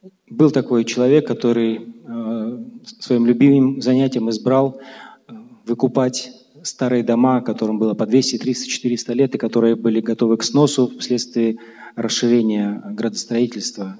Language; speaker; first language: Russian; native; Russian